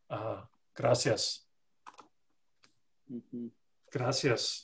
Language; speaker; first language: Spanish; non-native, fluent; English